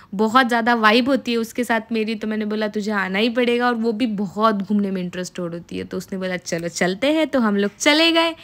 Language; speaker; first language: Hindi; non-native, local second language; Marathi